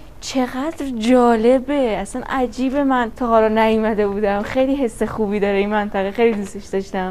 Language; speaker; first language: Persian; native; Persian